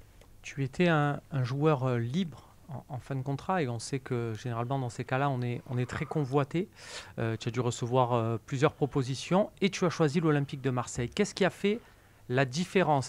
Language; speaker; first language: French; native; French